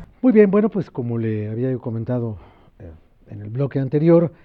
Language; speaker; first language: Spanish; native; Spanish